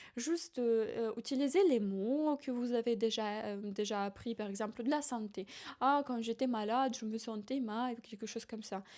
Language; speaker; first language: French; non-native, fluent; Ukrainian